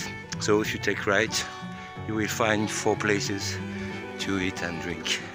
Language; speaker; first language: English; non-native, learner; French